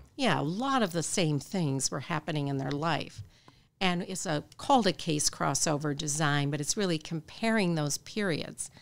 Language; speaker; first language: English; native; English